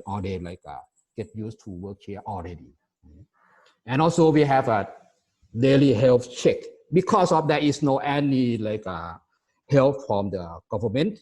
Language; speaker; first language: English; non-native, fluent; Thai